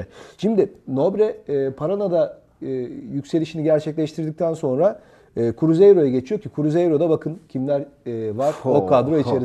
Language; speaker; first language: Turkish; native; Turkish